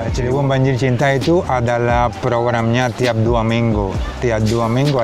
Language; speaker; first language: Indonesian; non-native, fluent; Spanish